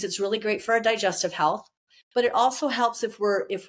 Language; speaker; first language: English; native; English